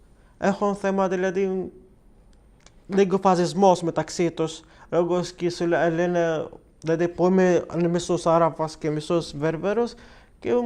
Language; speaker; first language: Greek; non-native, learner; Arabic